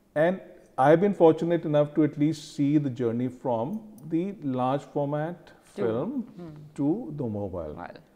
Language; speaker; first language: English; non-native, local second language; Hindi